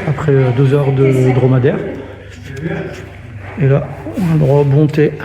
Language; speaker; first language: French; native; French